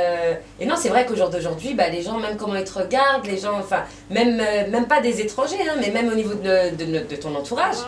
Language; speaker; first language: French; native; French